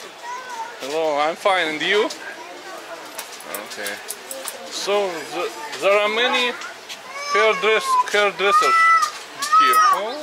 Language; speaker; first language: English; non-native, learner; Russian